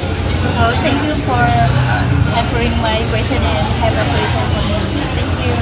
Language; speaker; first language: English; non-native, learner; Indonesian